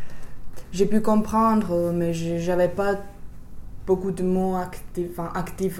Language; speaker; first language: French; non-native, fluent; Finnish